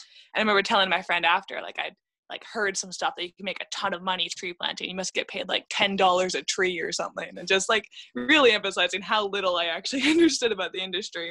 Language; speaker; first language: English; native; English